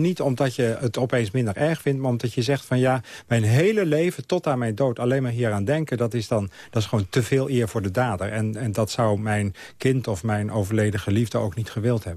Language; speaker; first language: Dutch; native; Dutch